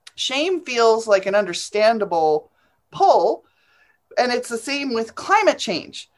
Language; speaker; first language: English; native; English